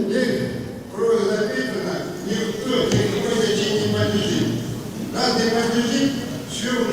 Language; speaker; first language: Russian; non-native, local second language; Kazakh